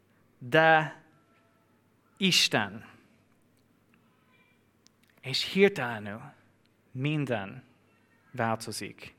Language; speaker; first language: Hungarian; non-native, fluent; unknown